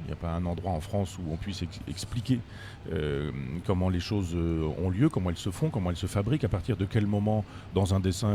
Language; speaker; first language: French; native; French